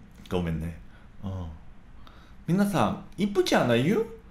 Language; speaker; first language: Korean; native; Korean